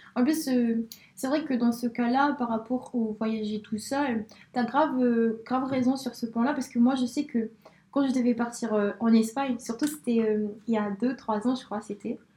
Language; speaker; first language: French; early bilingual, other home language; Spanish